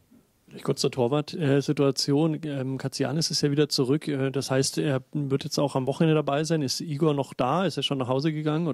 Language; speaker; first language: German; native; German